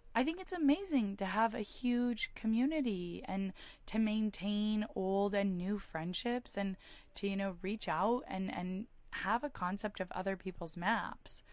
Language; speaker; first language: English; native; English